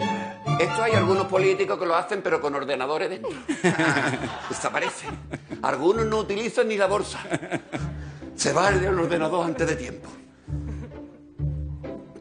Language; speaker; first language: Spanish; native; Spanish